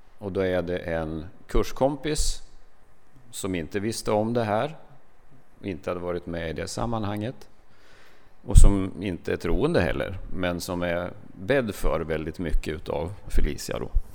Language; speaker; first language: Swedish; native; Swedish